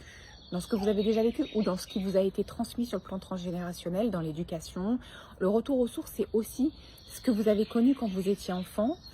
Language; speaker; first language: French; native; French